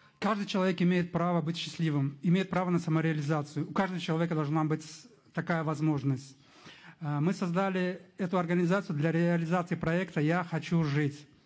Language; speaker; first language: Russian; non-native, local second language; Uzbek